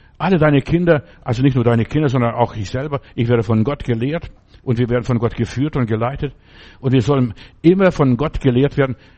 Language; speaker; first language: German; early bilingual, other home language; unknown